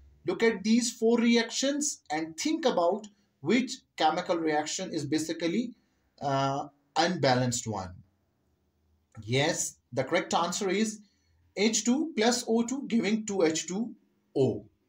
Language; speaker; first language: English; non-native, local second language; Urdu